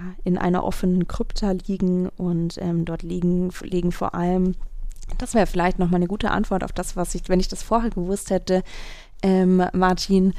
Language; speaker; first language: German; native; German